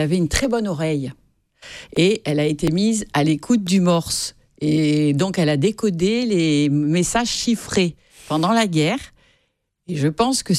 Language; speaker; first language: French; native; French